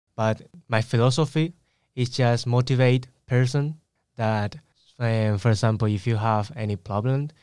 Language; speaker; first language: English; non-native, learner; Spanish